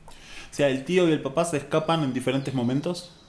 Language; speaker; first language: Spanish; native; Spanish